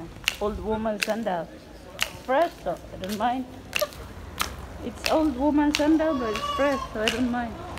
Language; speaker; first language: English; non-native, local second language; Filipino